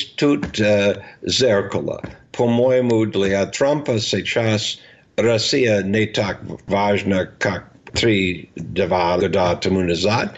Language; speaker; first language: Russian; non-native, fluent; English